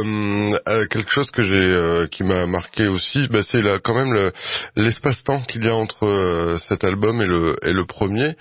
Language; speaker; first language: French; native; French